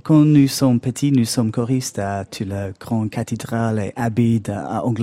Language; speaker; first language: French; non-native, learner; English